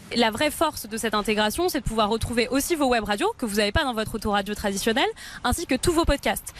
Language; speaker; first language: French; native; French